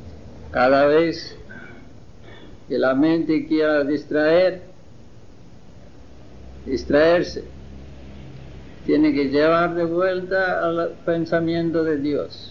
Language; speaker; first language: Spanish; non-native, fluent; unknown